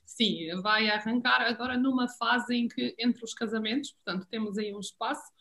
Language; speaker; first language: Portuguese; non-native, fluent; Serbian